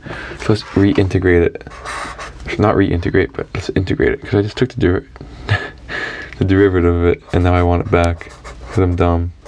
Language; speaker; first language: English; native; English